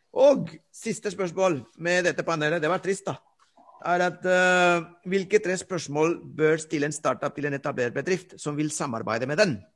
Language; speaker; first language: Norwegian; non-native, fluent; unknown